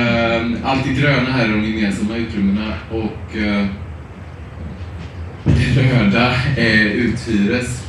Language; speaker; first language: Swedish; native; Swedish